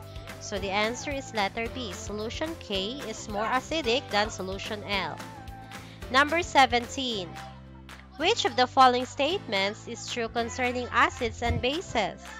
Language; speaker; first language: English; non-native, local second language; Cebuano